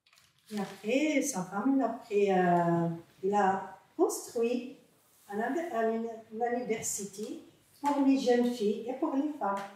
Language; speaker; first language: French; non-native, learner; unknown